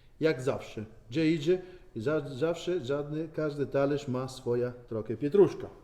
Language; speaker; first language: Polish; non-native, learner; Italian